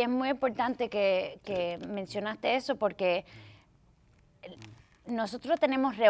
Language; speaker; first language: Spanish; early bilingual, heritage; Spanish